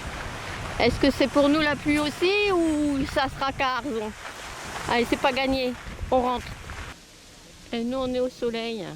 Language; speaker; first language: French; native; French